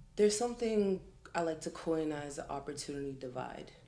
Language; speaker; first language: English; native; English